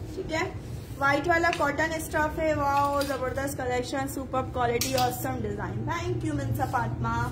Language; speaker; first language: Urdu; native; Urdu